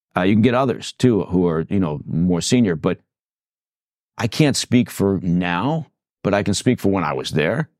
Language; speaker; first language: English; native; English